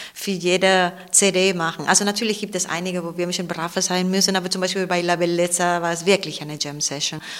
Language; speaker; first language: German; non-native, fluent; Spanish